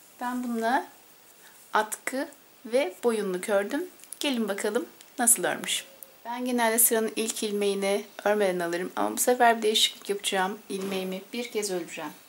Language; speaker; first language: Turkish; native; Turkish